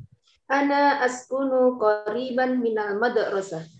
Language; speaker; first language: Arabic; non-native, learner; Indonesian